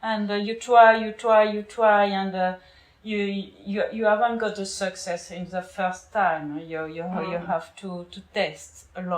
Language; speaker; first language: English; non-native, learner; French